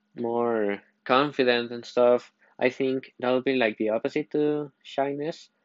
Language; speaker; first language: English; non-native, fluent; Spanish